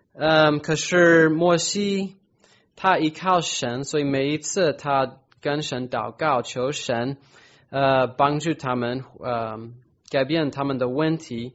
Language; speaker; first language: Chinese; non-native, fluent; English